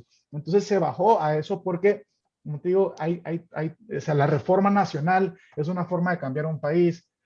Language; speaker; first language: Spanish; native; Spanish